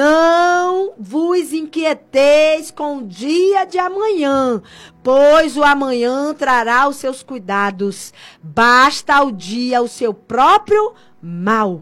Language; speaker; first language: Portuguese; native; Portuguese